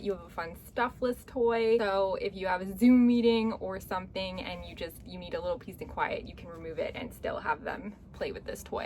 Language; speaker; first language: English; native; English